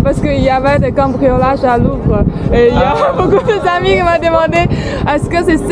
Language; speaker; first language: French; non-native, learner; Chinese